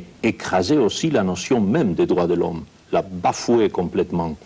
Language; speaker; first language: French; non-native, fluent; Spanish